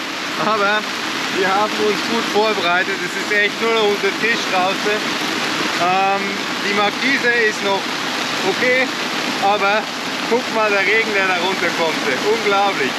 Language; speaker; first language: German; native; German